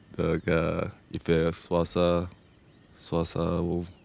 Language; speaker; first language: French; non-native, fluent; English